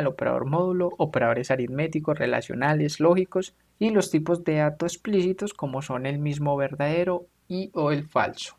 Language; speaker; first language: Spanish; native; Spanish